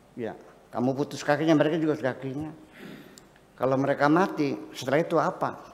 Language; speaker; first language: Indonesian; non-native, local second language; Javanese